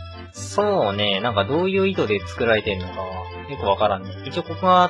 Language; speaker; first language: Japanese; native; Japanese